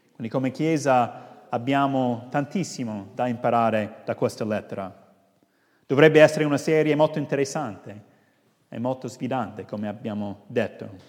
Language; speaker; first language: Italian; non-native, fluent; English